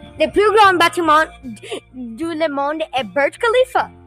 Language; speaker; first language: French; non-native, learner; English